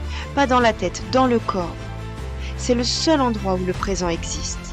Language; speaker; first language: French; native; French